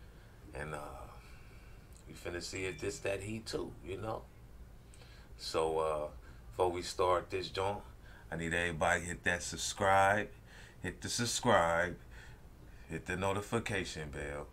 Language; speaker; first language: English; native; English